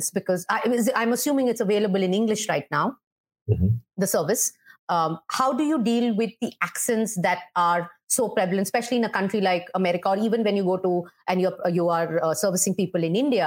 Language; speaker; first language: English; non-native, local second language; Hindi